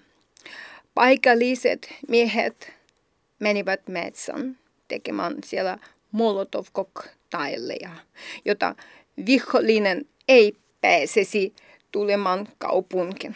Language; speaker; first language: Finnish; non-native, learner; Ukrainian